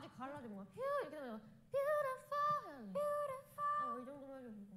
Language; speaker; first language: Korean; native; Korean